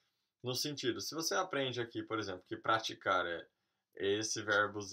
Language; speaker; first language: Portuguese; native; Portuguese